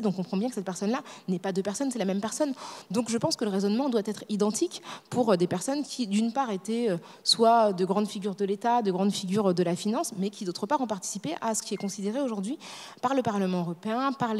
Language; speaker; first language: French; native; French